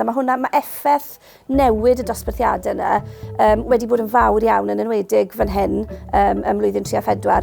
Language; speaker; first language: Welsh; native; Welsh